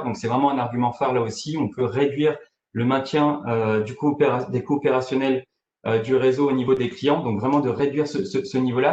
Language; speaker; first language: French; native; French